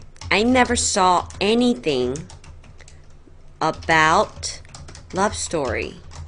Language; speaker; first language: English; non-native, fluent; Korean